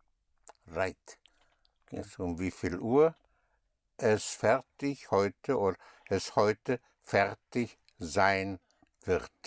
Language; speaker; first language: German; non-native, fluent; English